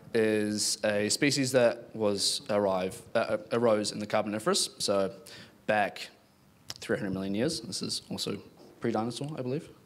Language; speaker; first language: English; native; English